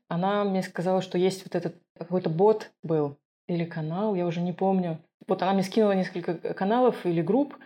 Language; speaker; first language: Russian; non-native, local second language; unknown